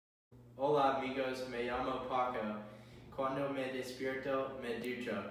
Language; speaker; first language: Spanish; non-native, learner; English